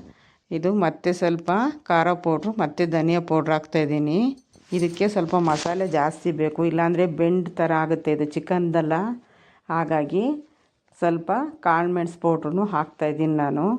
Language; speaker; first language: Kannada; native; Kannada